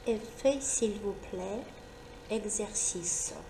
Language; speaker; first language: French; non-native, fluent; Ukrainian